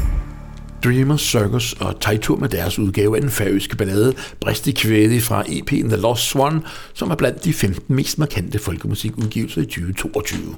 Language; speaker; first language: Danish; native; Danish